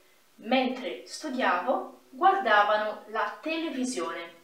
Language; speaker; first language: Italian; non-native, fluent; Portuguese